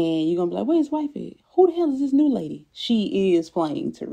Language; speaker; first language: English; native; English